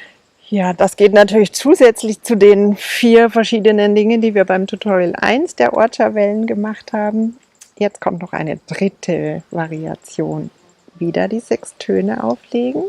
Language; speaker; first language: German; native; German